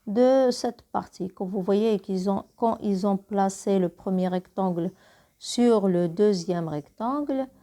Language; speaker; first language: French; non-native, local second language; Arabic